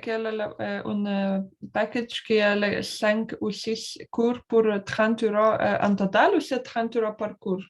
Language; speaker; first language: French; non-native, learner; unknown